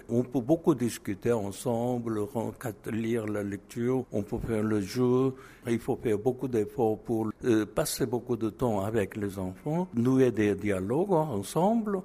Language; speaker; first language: French; non-native, fluent; Korean